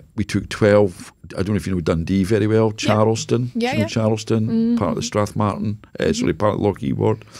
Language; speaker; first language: English; native; English